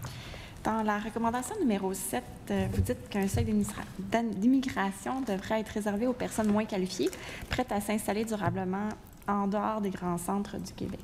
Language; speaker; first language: French; native; French